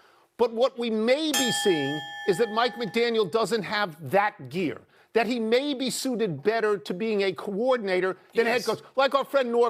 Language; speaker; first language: English; native; English